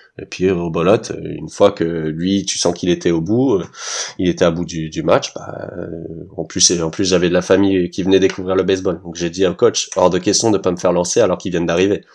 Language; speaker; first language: French; early bilingual, heritage; French